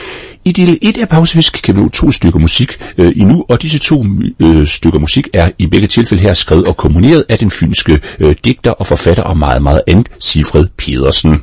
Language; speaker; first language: Danish; native; Danish